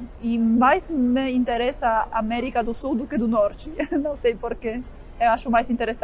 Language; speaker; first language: Portuguese; non-native, fluent; Polish